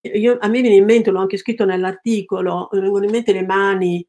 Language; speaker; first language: Italian; native; Italian